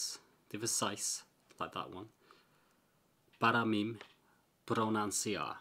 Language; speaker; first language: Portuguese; non-native, learner; English